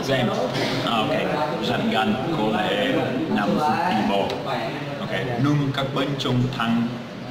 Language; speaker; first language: Vietnamese; non-native, learner; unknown